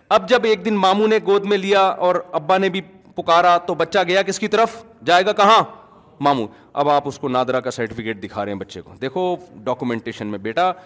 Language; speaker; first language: Urdu; native; Urdu